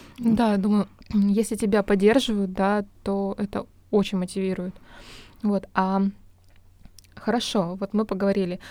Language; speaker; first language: Russian; native; Russian